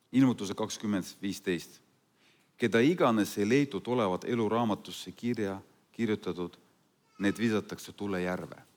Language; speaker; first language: Estonian; non-native, fluent; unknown